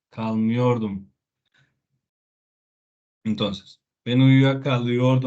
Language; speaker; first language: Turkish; non-native, learner; Spanish